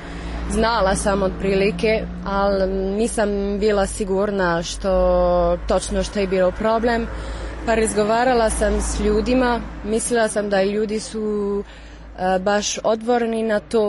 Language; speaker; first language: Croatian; non-native, learner; French